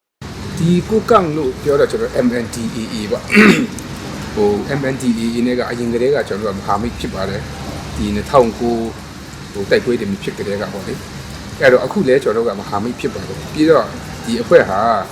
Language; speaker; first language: Burmese; non-native, local second language; Kachin